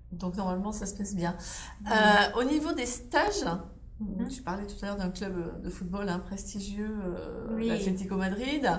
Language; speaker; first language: French; native; French